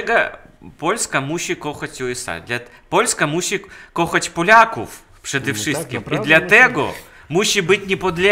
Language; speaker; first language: Polish; non-native, fluent; Russian